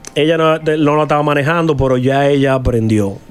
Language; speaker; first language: Spanish; native; Spanish